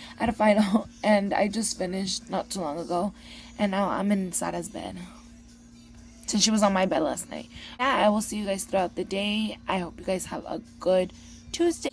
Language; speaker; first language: English; early bilingual, other home language; Spanish